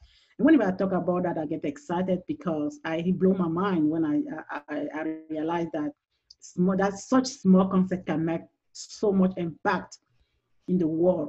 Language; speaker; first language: English; non-native, local second language; French